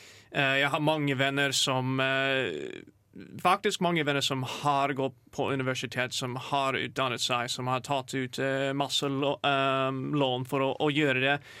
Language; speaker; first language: Norwegian; non-native, fluent; English